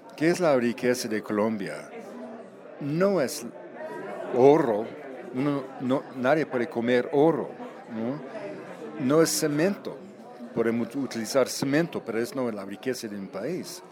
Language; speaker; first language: Spanish; non-native, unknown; English